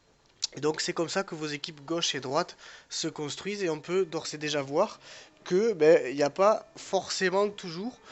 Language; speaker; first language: French; native; French